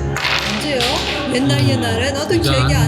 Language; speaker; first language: Korean; non-native, learner; Persian